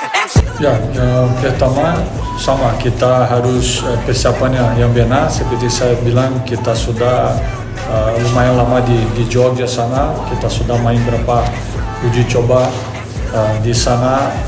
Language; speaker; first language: Indonesian; non-native, fluent; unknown